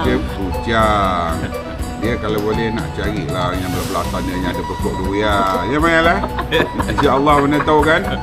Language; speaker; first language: Malay; native; Malay